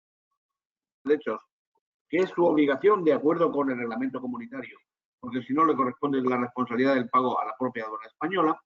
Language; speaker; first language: Spanish; native; Spanish